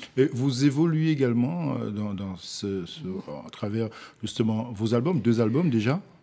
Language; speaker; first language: French; native; French